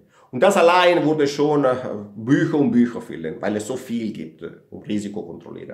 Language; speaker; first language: German; non-native, fluent; Italian